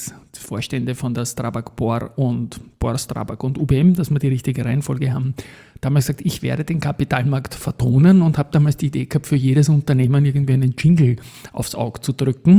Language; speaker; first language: German; native; German